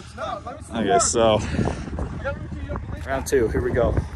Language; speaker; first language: English; native; English